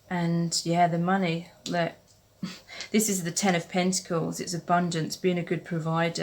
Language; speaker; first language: English; native; English